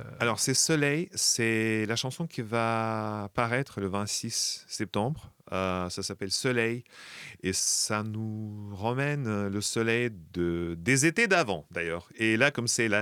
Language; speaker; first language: French; non-native, fluent; Russian